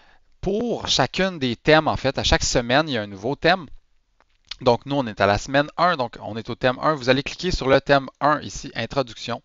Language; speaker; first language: French; native; French